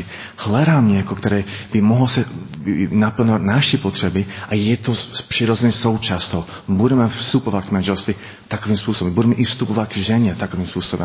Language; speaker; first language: Czech; non-native, learner; English